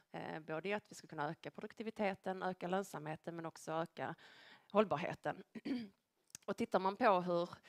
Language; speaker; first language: Swedish; native; Swedish